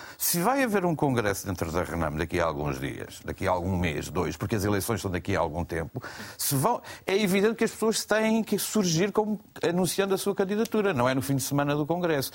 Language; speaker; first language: Portuguese; native; Portuguese